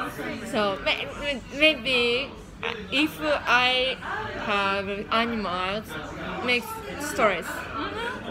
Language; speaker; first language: English; non-native, learner; Japanese